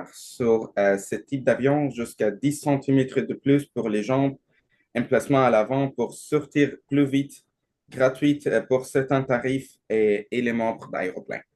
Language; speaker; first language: French; non-native, learner; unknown